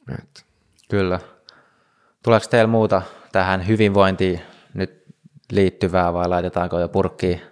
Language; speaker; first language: Finnish; native; Finnish